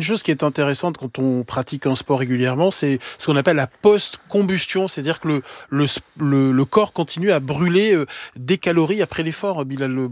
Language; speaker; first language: French; native; French